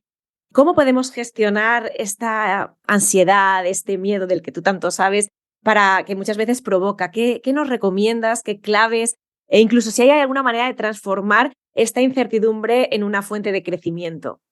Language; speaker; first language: Spanish; native; Spanish